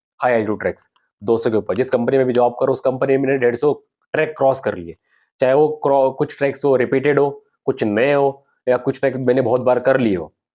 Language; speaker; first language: Hindi; non-native, local second language; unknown